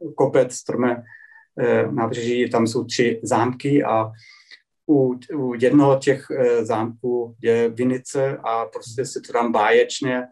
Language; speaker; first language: Czech; non-native, fluent; German